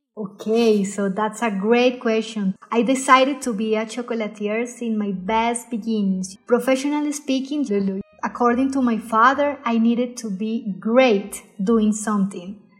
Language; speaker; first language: English; non-native, fluent; Spanish